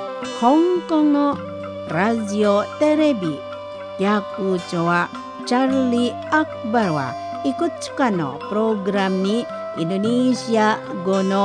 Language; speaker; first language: Japanese; non-native, fluent; Indonesian